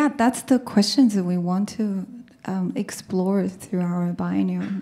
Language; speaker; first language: English; non-native, fluent; Chinese